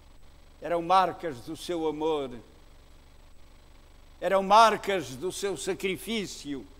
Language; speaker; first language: Portuguese; native; Portuguese